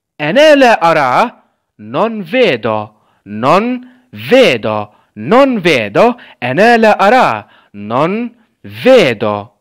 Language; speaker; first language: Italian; non-native, fluent; Arabic